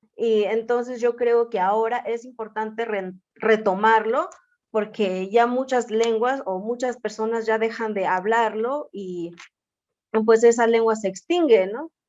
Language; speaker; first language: Spanish; non-native, local second language; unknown